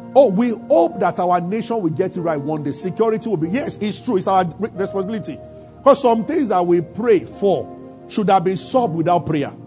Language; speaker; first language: English; non-native, local second language; Yoruba